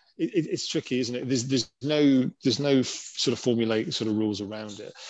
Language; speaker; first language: English; native; English